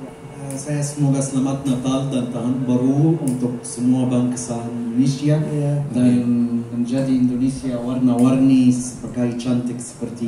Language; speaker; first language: Indonesian; non-native, local second language; Arabic